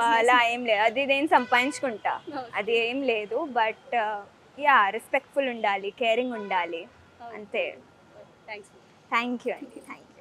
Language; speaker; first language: Telugu; early bilingual, heritage; Telugu